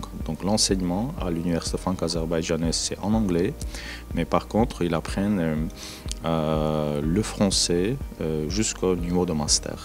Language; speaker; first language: French; non-native, fluent; Azerbaijani